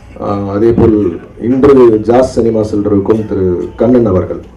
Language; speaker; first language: Tamil; native; Tamil